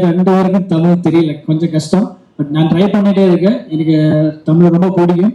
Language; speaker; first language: Tamil; non-native, learner; Malayalam